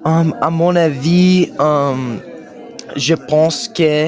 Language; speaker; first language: French; non-native, learner; English